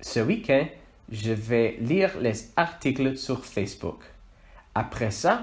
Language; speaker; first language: French; non-native, learner; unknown